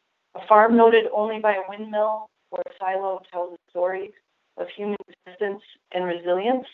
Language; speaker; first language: English; native; English